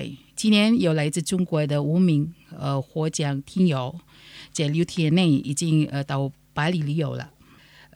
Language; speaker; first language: Chinese; non-native, learner; Indonesian